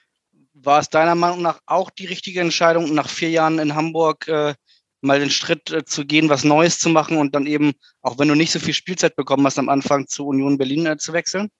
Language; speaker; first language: German; native; German